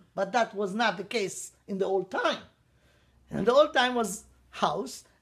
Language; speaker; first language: English; non-native, fluent; Hebrew